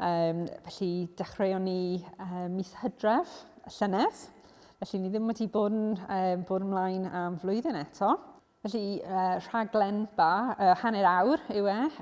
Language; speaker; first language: Welsh; non-native, local second language; English